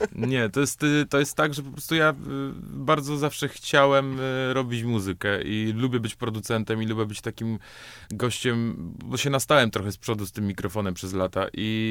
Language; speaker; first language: Polish; native; Polish